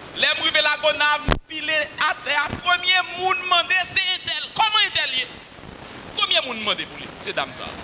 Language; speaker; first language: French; non-native, local second language; Haitian Creole